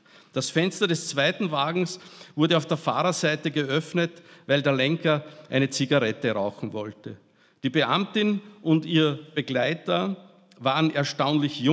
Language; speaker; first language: German; native; German